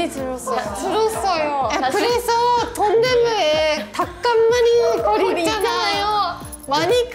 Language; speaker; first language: Korean; non-native, learner; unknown